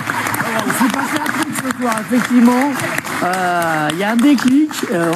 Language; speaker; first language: French; native; French